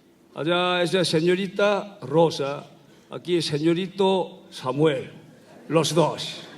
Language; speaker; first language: Spanish; non-native, learner; Korean